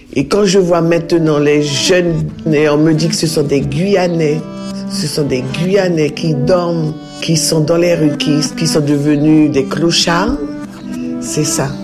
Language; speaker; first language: French; native; French